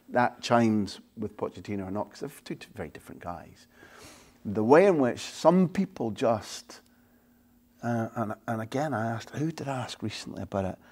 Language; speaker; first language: English; native; English